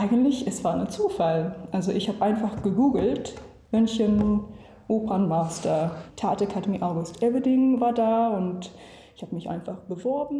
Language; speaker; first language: German; non-native, learner; English